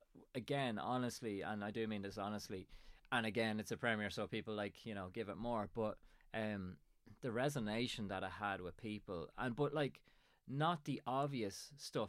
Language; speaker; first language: English; native; English